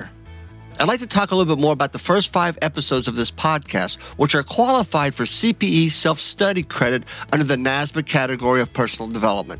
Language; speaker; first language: English; native; English